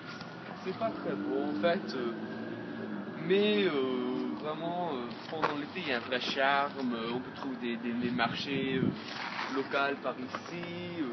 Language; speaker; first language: French; non-native, fluent; English